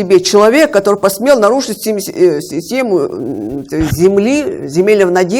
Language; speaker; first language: Russian; native; Russian